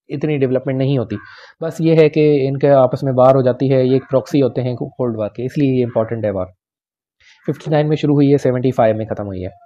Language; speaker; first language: Urdu; non-native, local second language; Punjabi